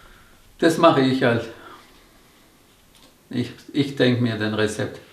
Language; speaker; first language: German; non-native, learner; Turkish